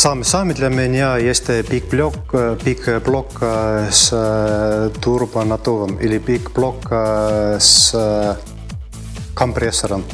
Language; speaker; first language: Russian; non-native, fluent; Estonian